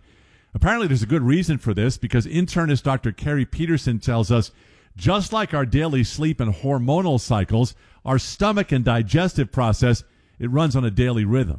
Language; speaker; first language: English; native; English